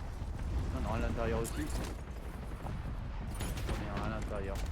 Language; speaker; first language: French; native; French